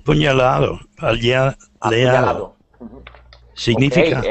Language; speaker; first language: Spanish; non-native, learner; English